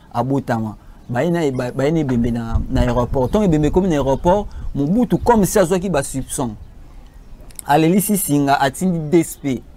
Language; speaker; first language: Lingala; native; Lingala